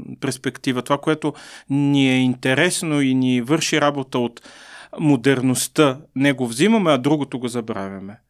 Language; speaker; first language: Bulgarian; native; Bulgarian